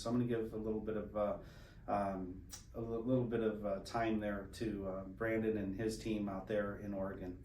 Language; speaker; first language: English; native; English